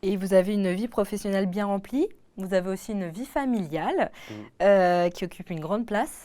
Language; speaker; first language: French; native; French